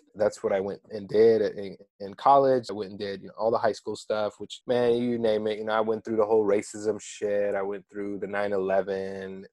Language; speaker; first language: English; early bilingual, other home language; Arabic